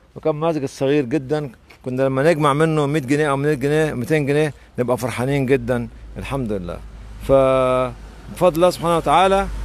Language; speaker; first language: Arabic; native; Arabic